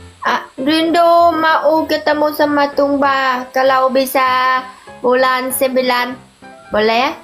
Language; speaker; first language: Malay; non-native, learner; Vietnamese